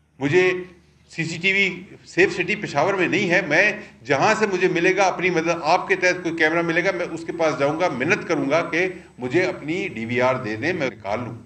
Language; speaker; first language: Urdu; non-native, local second language; Pashto